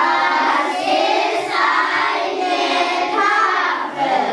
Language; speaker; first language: German; non-native, learner; Mongolian